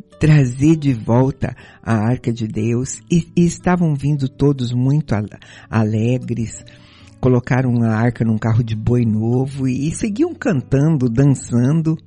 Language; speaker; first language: Portuguese; native; Portuguese